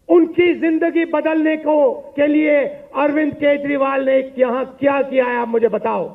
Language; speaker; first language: Hindi; native; Hindi